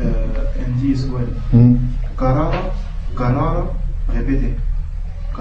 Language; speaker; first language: Arabic; non-native, learner; French